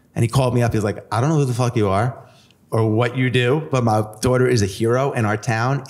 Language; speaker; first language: English; native; English